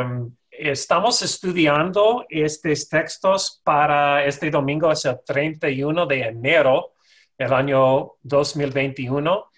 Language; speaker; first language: Spanish; non-native, fluent; English